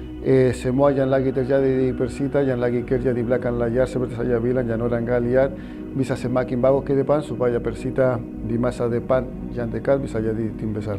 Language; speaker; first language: Indonesian; non-native, fluent; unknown